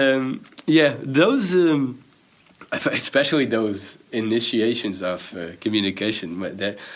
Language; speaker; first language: English; non-native, fluent; Portuguese